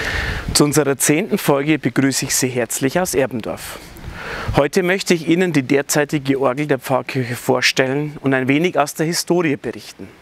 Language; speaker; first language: German; native; German